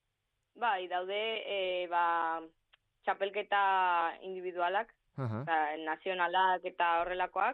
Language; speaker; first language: Basque; non-native, local second language; Spanish